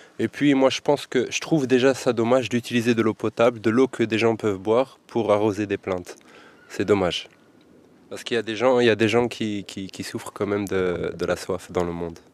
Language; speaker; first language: French; native; French